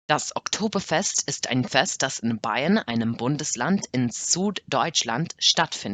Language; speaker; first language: German; non-native, learner; English